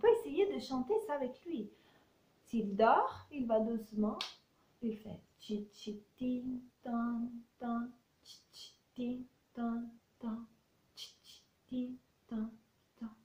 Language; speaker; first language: French; non-native, fluent; Italian